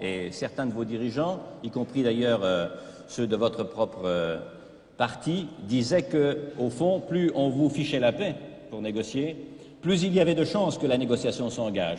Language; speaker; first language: French; native; French